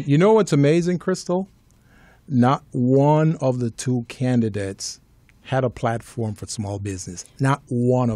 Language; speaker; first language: English; native; English